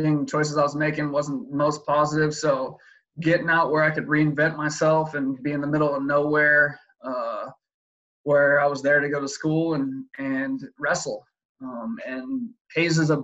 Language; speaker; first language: English; native; English